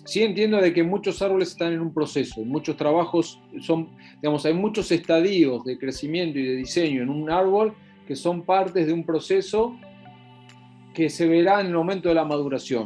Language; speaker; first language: Spanish; native; Spanish